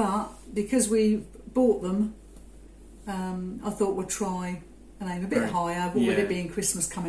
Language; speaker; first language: English; native; English